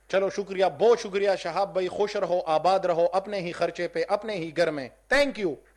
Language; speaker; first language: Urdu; non-native, local second language; Pashto